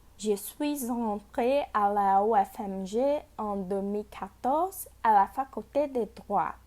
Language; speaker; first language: French; non-native, learner; Portuguese